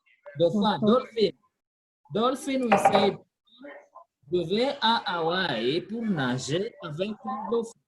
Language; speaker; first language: French; non-native, fluent; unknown